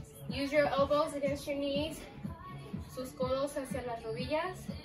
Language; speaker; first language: Spanish; early bilingual, heritage; Spanish